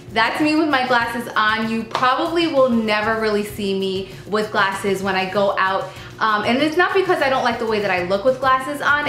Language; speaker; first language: English; native; English